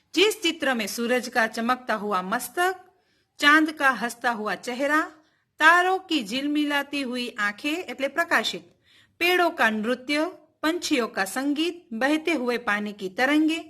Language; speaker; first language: Hindi; non-native, local second language; Gujarati